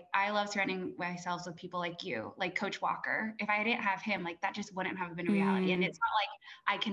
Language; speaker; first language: English; native; English